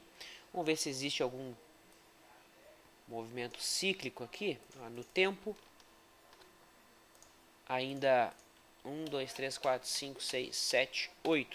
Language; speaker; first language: Portuguese; native; Portuguese